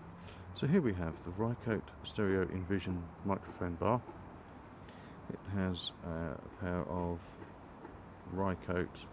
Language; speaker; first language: English; native; English